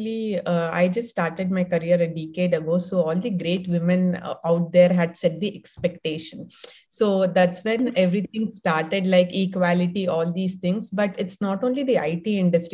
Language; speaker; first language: English; non-native, local second language; Kannada